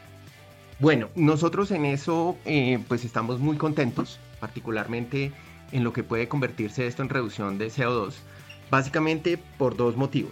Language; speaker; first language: Spanish; native; Spanish